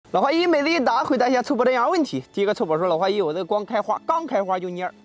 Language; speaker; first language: Chinese; native; Chinese